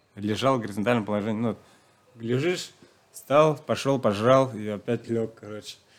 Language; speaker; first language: Russian; non-native, local second language; Chuvash